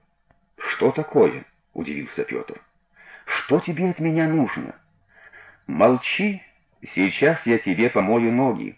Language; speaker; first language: Russian; native; Russian